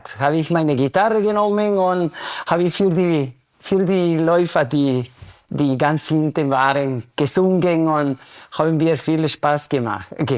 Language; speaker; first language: German; non-native, fluent; Spanish